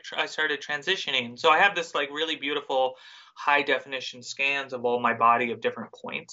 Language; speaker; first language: English; native; English